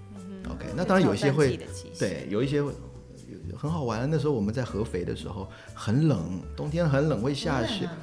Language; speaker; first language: Chinese; native; Chinese